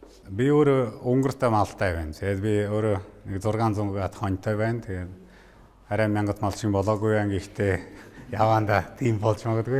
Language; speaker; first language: Mongolian; non-native, fluent; Hungarian